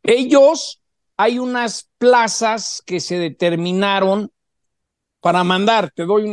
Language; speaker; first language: Spanish; native; Spanish